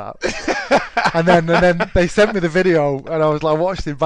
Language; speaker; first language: English; native; English